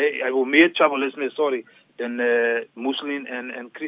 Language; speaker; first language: Dutch; non-native, learner; English